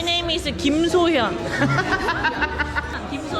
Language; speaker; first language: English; non-native, learner; Korean